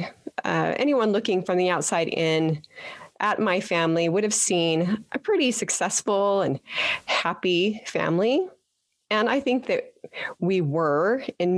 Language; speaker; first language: English; native; English